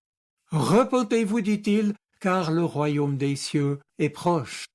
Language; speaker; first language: French; native; French